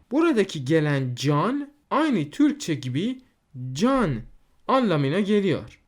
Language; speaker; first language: Turkish; non-native, fluent; Persian